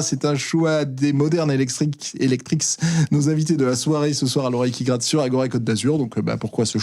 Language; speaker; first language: French; native; French